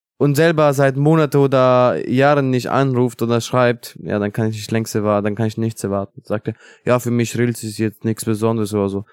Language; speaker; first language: German; non-native, fluent; Italian